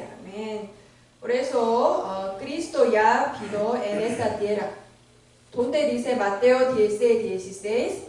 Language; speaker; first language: Spanish; non-native, learner; Korean